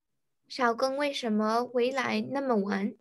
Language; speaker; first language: Chinese; non-native, learner; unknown